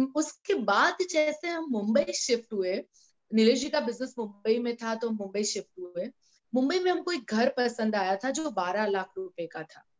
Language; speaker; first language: Hindi; non-native, local second language; Gujarati